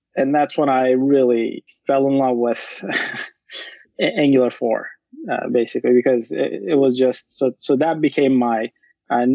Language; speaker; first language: English; non-native, fluent; Turkish